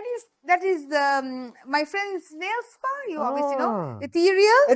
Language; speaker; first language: English; non-native, local second language; Sinhala